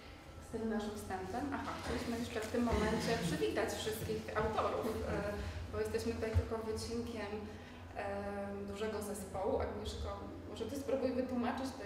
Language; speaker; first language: Polish; native; Polish